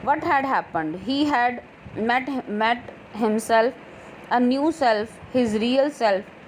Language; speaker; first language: English; non-native, local second language; Punjabi